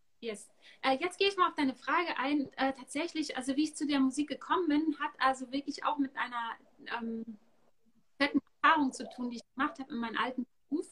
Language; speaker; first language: German; native; German